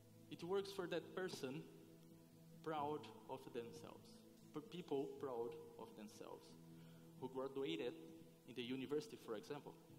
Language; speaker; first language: English; non-native, fluent; Portuguese